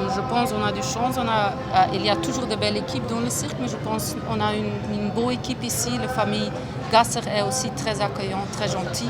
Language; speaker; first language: French; non-native, fluent; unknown